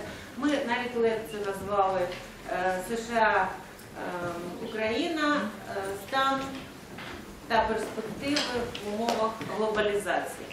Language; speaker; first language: Ukrainian; non-native, local second language; Russian